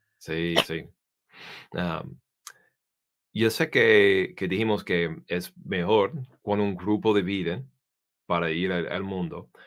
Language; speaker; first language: Spanish; non-native, learner; English